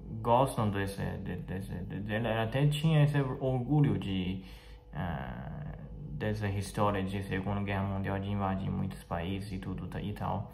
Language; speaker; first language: Portuguese; non-native, fluent; Chinese